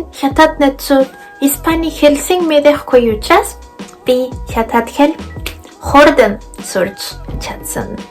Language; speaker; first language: Mongolian; non-native, learner; Spanish